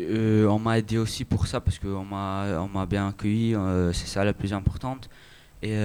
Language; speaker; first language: French; non-native, learner; Albanian